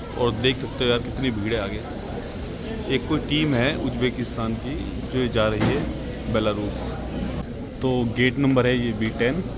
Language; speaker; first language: Hindi; native; Hindi